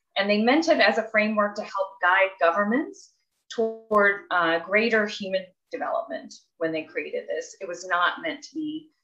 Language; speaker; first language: English; native; English